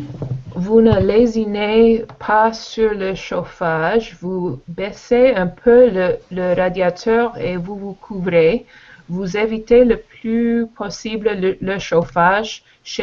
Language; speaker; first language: French; non-native, learner; English